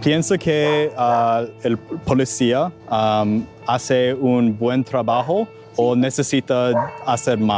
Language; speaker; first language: Spanish; non-native, learner; English